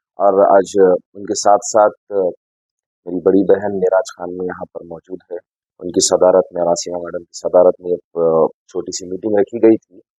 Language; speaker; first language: Hindi; non-native, local second language; Urdu